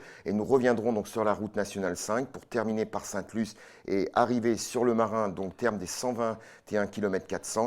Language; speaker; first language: French; native; French